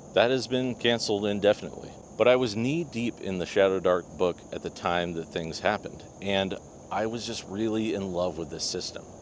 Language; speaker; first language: English; native; English